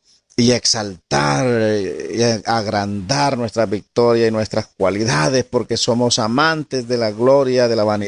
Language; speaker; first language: Spanish; native; Spanish